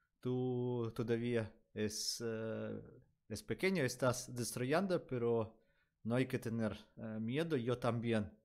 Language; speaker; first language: Spanish; non-native, learner; Russian